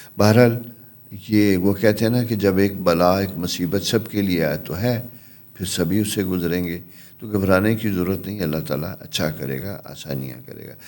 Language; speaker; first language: Urdu; non-native, local second language; Punjabi